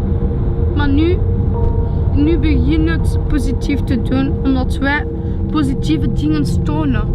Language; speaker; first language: Dutch; non-native, local second language; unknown